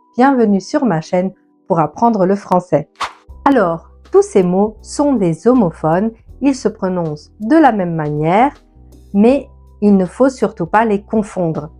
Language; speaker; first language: French; non-native, fluent; Italian